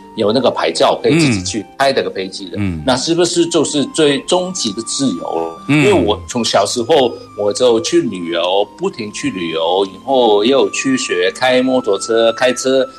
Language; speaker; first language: Chinese; non-native, local second language; Cantonese